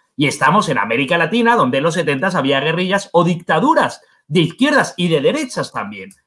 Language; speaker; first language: Spanish; native; Spanish